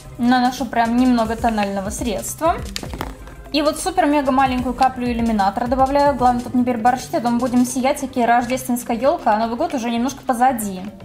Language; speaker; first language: Russian; native; Russian